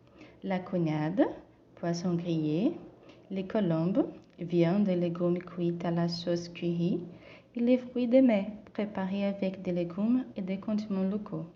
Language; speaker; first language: French; non-native, learner; Portuguese